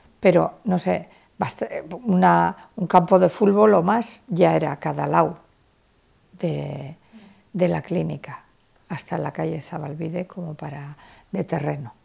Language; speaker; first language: Spanish; native; Spanish